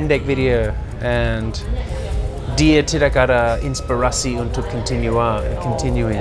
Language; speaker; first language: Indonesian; non-native, learner; English